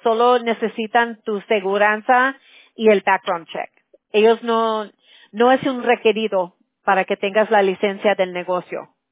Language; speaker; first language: Spanish; early bilingual, heritage; Spanish